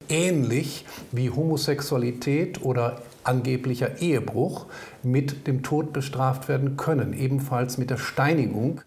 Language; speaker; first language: German; native; German